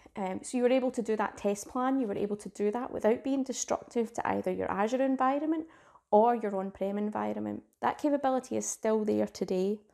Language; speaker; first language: English; native; English